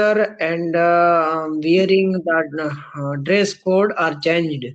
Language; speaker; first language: English; non-native, learner; Rajasthani